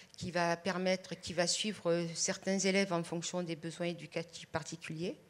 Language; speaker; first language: French; native; French